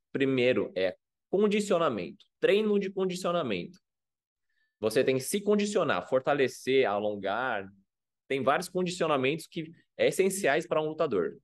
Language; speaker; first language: Portuguese; non-native, fluent; Chinese